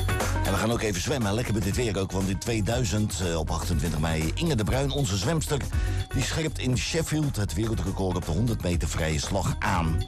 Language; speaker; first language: Dutch; native; Dutch